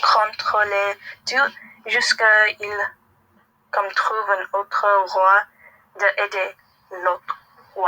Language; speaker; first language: French; non-native, learner; English